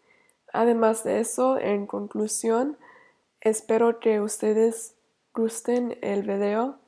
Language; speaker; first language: Spanish; non-native, learner; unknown